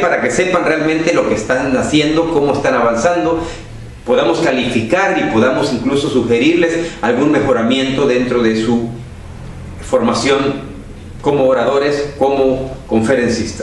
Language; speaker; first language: Spanish; native; Spanish